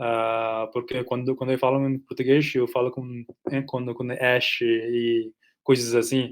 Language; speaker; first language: Portuguese; non-native, fluent; Nepali